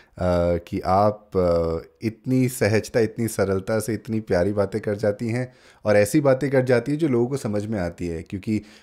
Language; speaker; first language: Hindi; native; Hindi